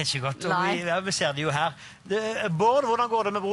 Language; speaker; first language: Norwegian; native; Norwegian